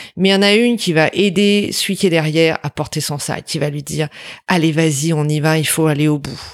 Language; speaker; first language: French; native; French